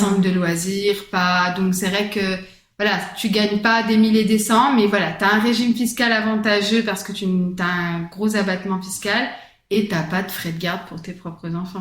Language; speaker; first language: French; native; French